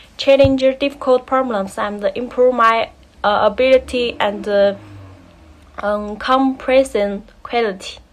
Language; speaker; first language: English; non-native, learner; Chinese